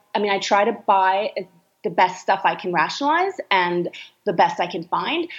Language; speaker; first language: English; native; English